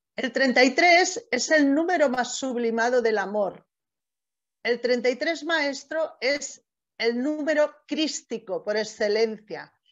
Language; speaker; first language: Spanish; native; Spanish